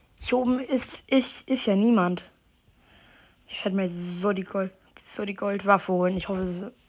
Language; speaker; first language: German; native; German